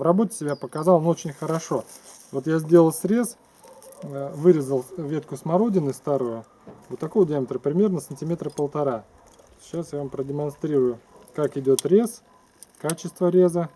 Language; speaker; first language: Russian; native; Russian